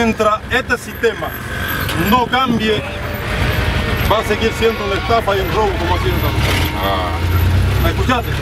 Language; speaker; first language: Spanish; native; Spanish